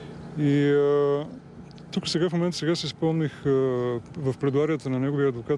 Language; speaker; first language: Bulgarian; native; Bulgarian